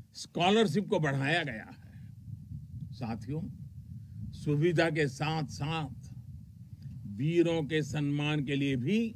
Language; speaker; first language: Hindi; non-native, local second language; Gujarati